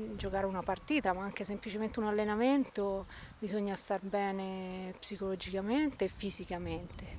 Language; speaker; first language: Italian; native; Italian